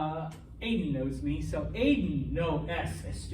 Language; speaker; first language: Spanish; non-native, fluent; English